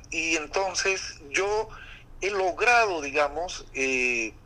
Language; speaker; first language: Spanish; native; Spanish